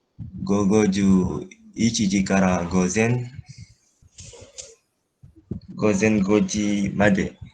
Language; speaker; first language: Japanese; non-native, learner; Malay